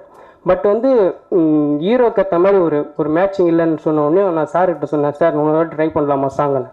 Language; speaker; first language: Tamil; native; Tamil